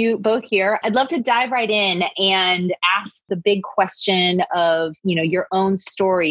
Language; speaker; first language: English; native; English